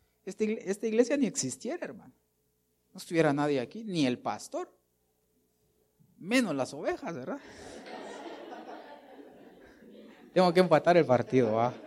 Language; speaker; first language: Spanish; native; Spanish